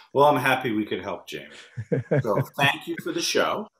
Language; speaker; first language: English; native; English